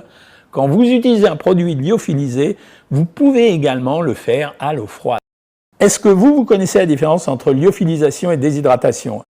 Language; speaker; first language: French; native; French